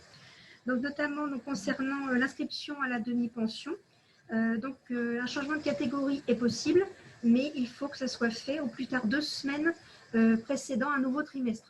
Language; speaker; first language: French; native; French